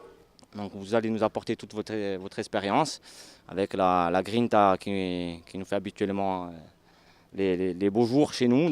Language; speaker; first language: French; native; French